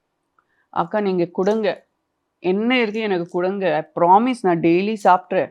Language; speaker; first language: Tamil; non-native, local second language; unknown